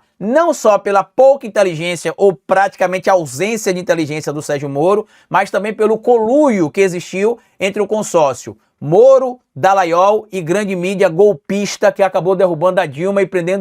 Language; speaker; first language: Portuguese; native; Portuguese